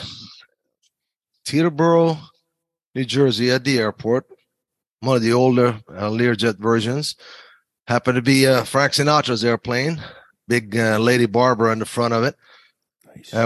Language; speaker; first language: English; non-native, fluent; Persian